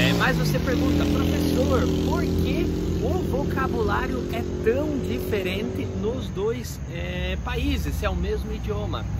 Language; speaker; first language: Portuguese; native; Portuguese